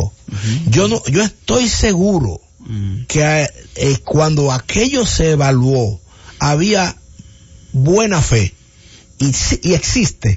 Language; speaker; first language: Spanish; native; Spanish